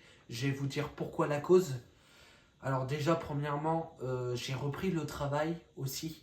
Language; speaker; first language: French; native; French